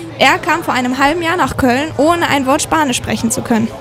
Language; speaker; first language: German; native; German